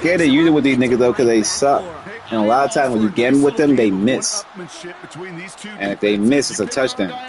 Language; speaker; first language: English; native; English